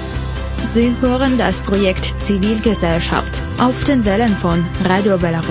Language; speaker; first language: German; non-native, fluent; Russian